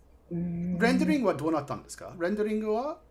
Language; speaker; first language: Japanese; non-native, fluent; English